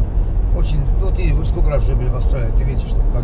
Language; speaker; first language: Russian; non-native, local second language; Armenian